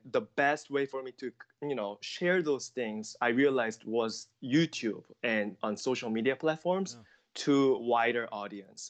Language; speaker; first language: English; non-native, fluent; Korean